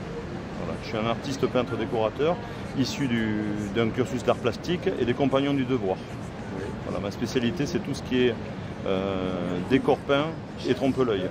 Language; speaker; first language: French; native; French